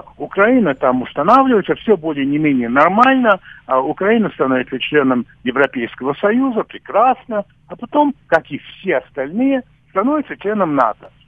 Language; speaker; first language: Russian; non-native, fluent; English